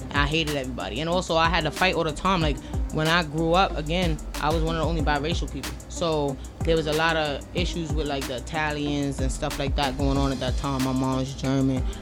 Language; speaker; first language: English; native; English